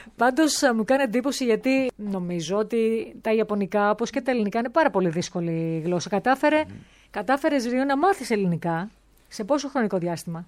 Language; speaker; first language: Greek; native; Greek